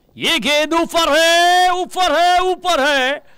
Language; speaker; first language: Hindi; non-native, local second language; Marathi